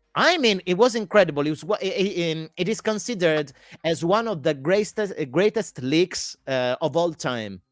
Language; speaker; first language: English; non-native, fluent; Italian